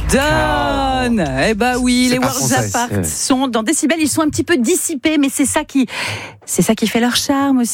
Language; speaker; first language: French; native; French